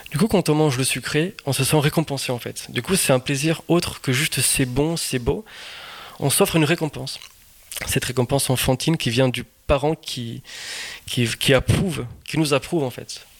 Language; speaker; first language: French; non-native, fluent; Portuguese